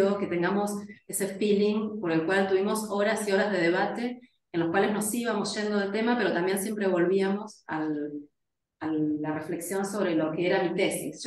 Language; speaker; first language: Spanish; native; Spanish